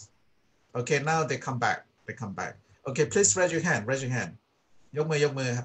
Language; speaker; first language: English; non-native, fluent; Thai